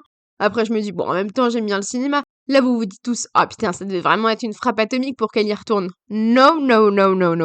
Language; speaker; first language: French; native; French